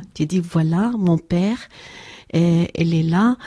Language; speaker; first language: French; non-native, learner; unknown